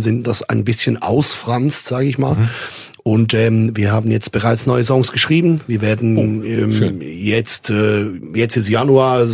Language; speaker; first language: German; native; German